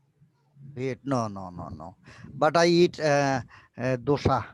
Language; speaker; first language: English; non-native, local second language; Bangla